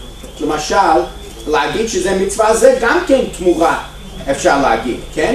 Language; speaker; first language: Hebrew; non-native, fluent; English